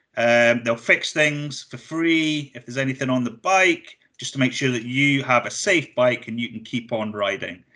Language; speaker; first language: English; native; English